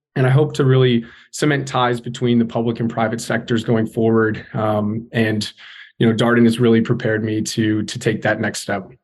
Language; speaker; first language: English; native; English